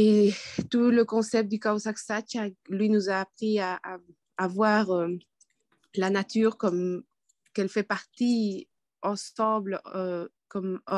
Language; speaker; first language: French; non-native, fluent; Quechua